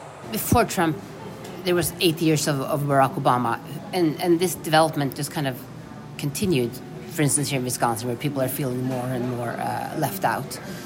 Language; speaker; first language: English; non-native, fluent; Norwegian